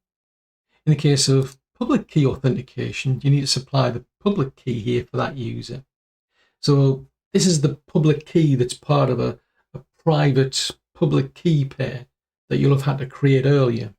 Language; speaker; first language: English; native; English